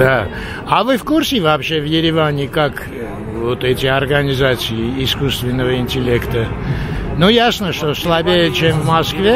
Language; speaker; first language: Russian; non-native, fluent; Armenian